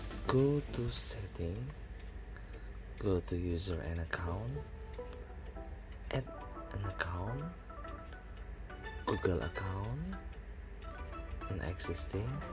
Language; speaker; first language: English; non-native, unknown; Indonesian